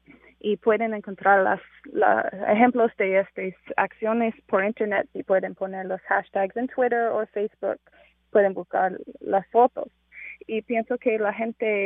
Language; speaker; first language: Spanish; non-native, fluent; English